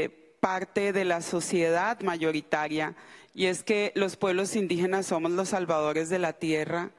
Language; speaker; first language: Spanish; non-native, local second language; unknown